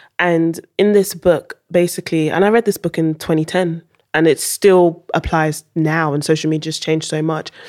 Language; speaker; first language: English; early bilingual, heritage; English